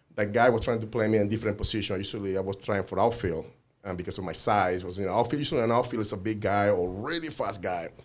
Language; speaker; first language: English; non-native, fluent; Spanish